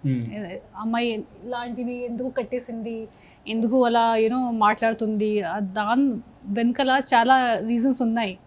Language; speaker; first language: Telugu; non-native, local second language; Hindi